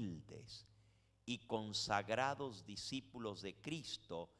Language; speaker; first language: Spanish; native; Spanish